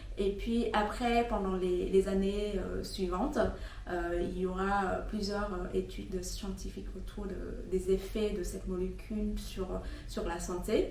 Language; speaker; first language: French; non-native, fluent; Vietnamese